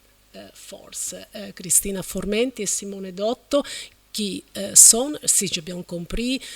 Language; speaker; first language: French; non-native, fluent; Italian